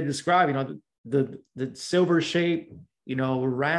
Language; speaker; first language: English; native; English